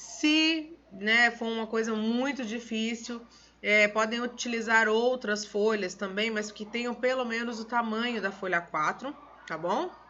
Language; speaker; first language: Portuguese; native; Portuguese